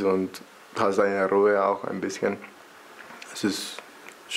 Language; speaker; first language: German; non-native, fluent; English